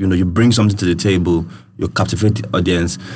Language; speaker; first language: English; non-native, local second language; Yoruba